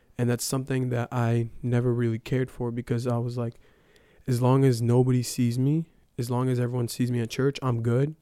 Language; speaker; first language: English; early bilingual, other home language; Ukrainian